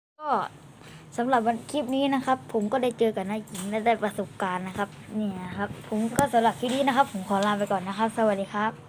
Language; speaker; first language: Thai; native; Thai